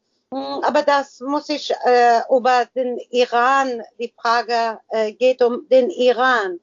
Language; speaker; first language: German; non-native, learner; Persian